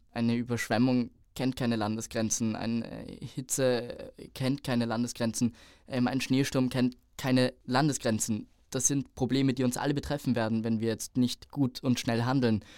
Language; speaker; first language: German; native; German